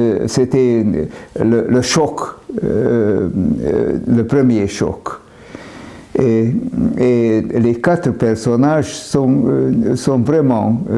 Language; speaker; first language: French; non-native, fluent; Hungarian